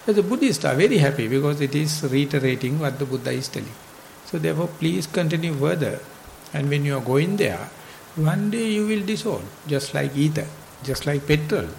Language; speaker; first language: English; non-native, local second language; Sinhala